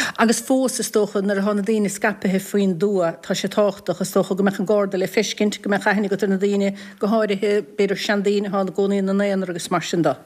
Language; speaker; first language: Irish; native; Irish